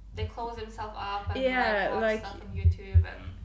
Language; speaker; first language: English; non-native, fluent; Norwegian